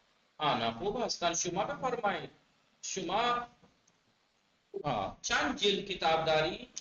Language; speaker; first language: Persian; non-native, fluent; Urdu